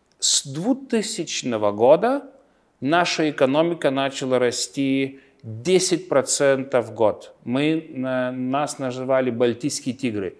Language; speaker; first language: Russian; non-native, local second language; Lithuanian